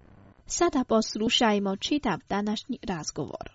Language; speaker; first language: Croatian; non-native, fluent; Chinese